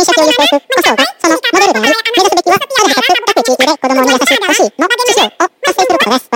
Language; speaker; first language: Japanese; non-native, fluent; Indonesian